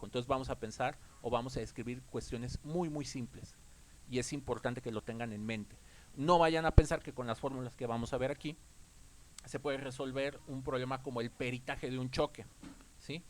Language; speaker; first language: Spanish; native; Spanish